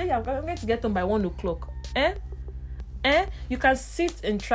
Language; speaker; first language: English; non-native, local second language; Igbo